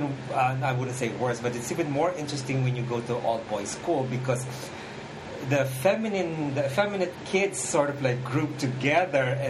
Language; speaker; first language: English; non-native, local second language; Filipino